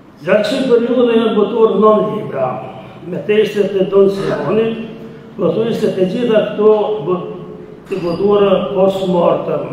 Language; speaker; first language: Albanian; native; Albanian